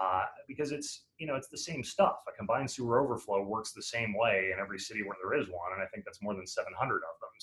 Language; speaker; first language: English; native; English